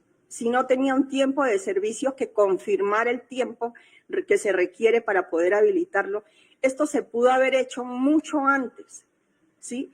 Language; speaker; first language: Spanish; native; Spanish